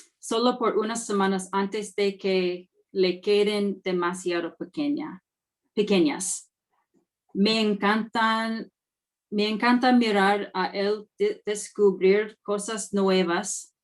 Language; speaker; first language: Spanish; non-native, learner; English